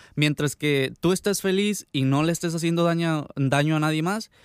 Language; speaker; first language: Spanish; native; Spanish